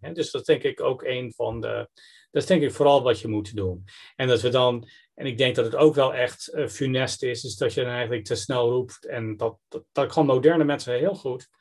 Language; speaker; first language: Dutch; non-native, fluent; English